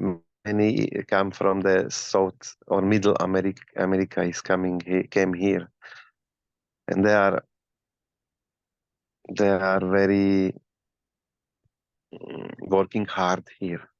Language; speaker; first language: English; non-native, learner; Slovak